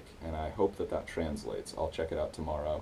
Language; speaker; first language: English; native; English